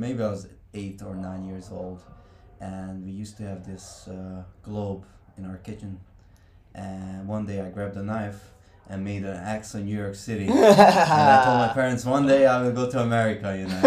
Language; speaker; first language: English; non-native, fluent; Hungarian